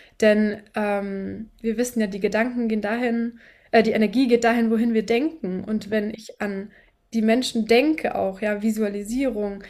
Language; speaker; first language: German; native; German